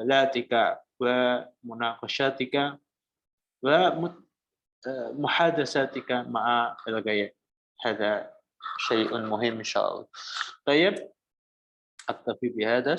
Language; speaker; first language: Arabic; non-native, fluent; Indonesian